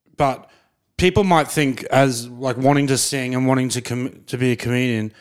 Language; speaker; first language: English; native; English